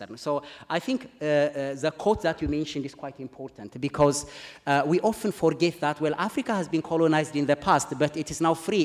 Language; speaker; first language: English; non-native, fluent; Amharic